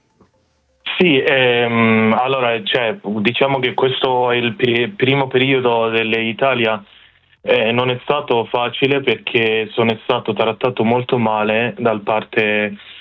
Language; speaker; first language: Italian; non-native, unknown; Persian